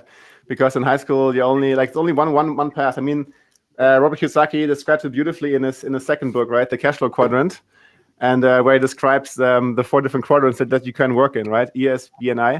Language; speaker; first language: English; non-native, fluent; German